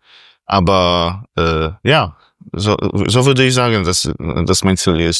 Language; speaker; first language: German; non-native, fluent; Polish